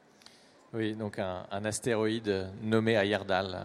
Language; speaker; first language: French; native; French